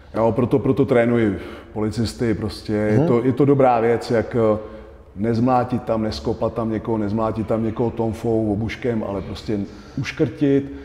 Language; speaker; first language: Czech; native; Czech